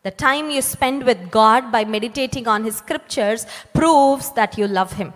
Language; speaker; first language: English; non-native, local second language; Telugu